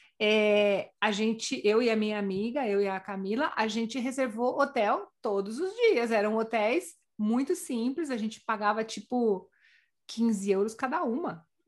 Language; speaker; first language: Portuguese; native; Portuguese